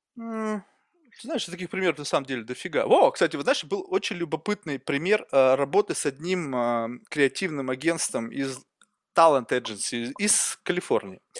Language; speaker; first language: Russian; native; Russian